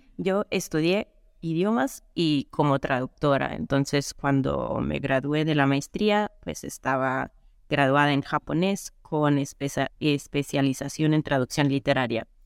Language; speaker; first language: Spanish; non-native, fluent; Italian